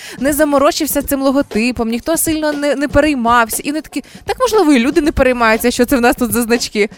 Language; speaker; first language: Ukrainian; native; Ukrainian